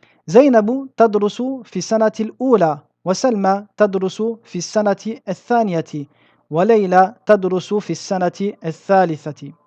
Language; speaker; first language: Arabic; non-native, fluent; French